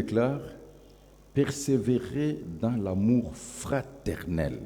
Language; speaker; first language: French; non-native, local second language; Lingala